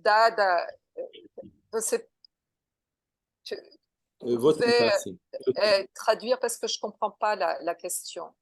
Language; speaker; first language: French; non-native, fluent; Portuguese